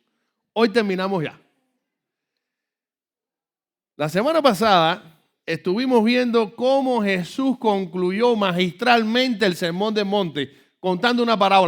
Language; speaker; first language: Spanish; native; Spanish